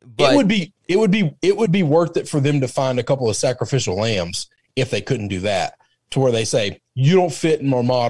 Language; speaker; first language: English; native; English